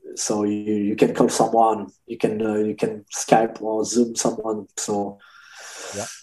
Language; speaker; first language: English; non-native, learner; French